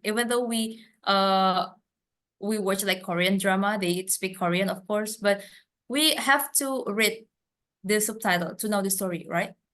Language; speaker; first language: English; non-native, fluent; Indonesian